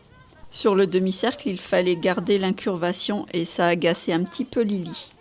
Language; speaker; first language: French; native; French